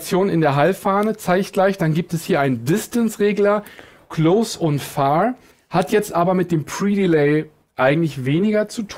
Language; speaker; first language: German; native; German